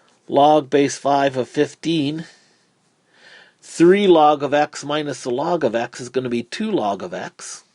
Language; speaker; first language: English; native; English